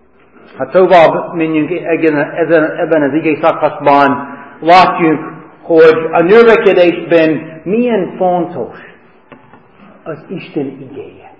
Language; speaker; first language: Hungarian; non-native, fluent; English